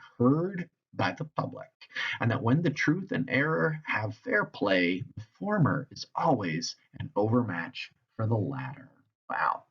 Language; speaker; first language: English; native; English